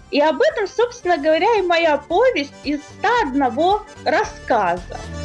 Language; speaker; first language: Russian; native; Russian